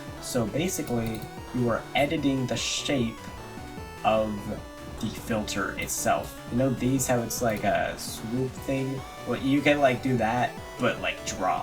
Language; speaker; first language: English; native; English